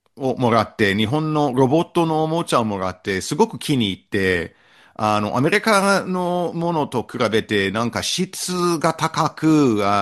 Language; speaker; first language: Japanese; non-native, fluent; English